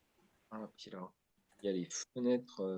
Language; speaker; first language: French; native; French